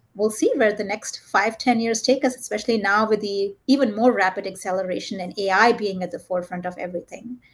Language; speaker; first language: English; early bilingual, heritage; German